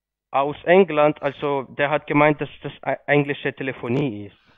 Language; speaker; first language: German; non-native, fluent; Polish